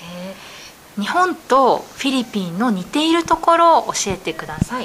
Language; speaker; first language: Japanese; native; Japanese